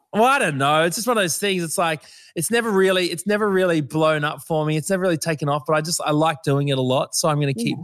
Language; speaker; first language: English; native; English